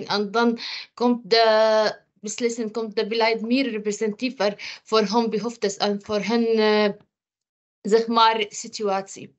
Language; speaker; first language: Dutch; non-native, fluent; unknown